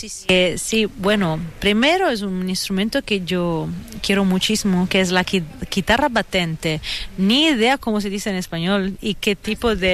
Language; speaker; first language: Spanish; non-native, fluent; Italian